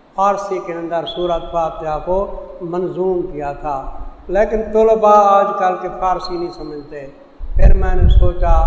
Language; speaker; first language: Urdu; non-native, local second language; Saraiki